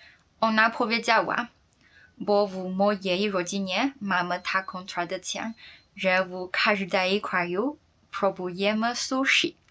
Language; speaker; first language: Polish; non-native, fluent; Chinese